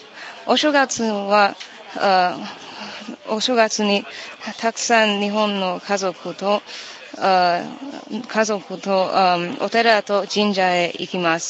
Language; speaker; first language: Japanese; non-native, learner; English